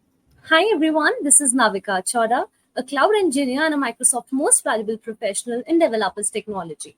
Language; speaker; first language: English; non-native, local second language; Hindi